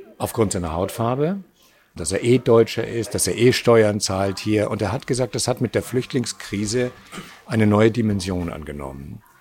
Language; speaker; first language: German; native; German